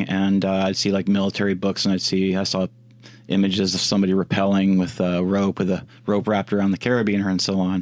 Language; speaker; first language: English; native; English